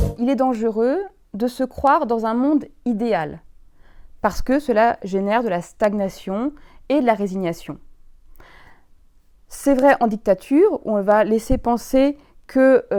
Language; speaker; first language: French; native; French